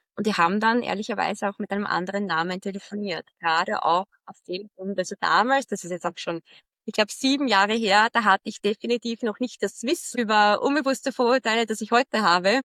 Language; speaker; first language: German; early bilingual, other home language; Arabic